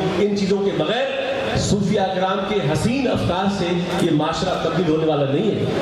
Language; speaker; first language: Urdu; non-native, local second language; Sindhi